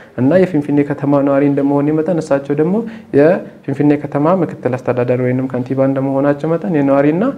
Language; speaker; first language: Amharic; non-native, local second language; Oromo